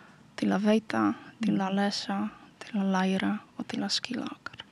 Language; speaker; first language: Icelandic; non-native, learner; Polish